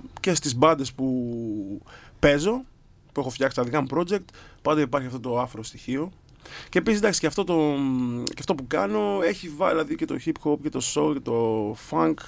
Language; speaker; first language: Greek; early bilingual, other home language; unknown